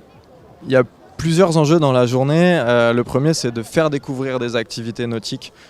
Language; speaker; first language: French; native; French